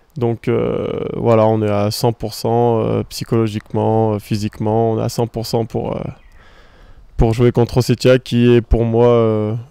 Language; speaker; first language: French; native; French